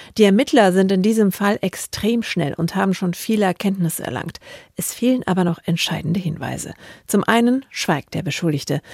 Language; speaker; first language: German; native; German